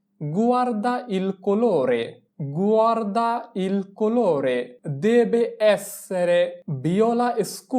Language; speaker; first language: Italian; non-native, fluent; Bangla